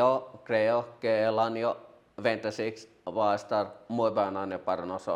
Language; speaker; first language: Spanish; non-native, learner; Finnish